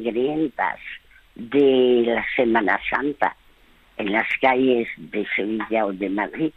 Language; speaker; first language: Spanish; early bilingual, other home language; French